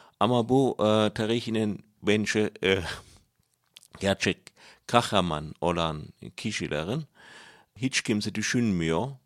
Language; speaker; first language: Turkish; non-native, learner; German